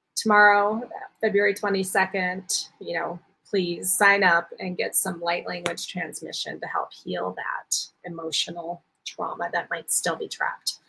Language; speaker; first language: English; native; English